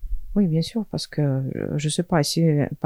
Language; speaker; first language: French; non-native, fluent; Russian